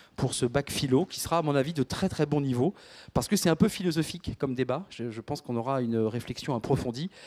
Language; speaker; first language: French; native; French